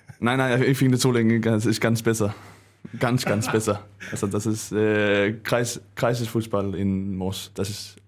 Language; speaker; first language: German; non-native, learner; Danish